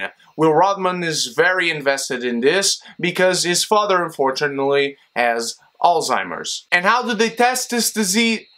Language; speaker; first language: English; non-native, fluent; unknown